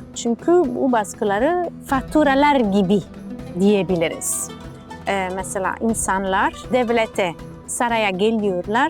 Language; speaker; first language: Turkish; non-native, learner; Italian